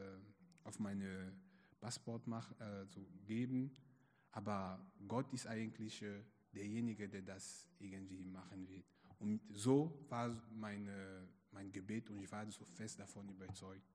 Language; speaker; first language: German; non-native, fluent; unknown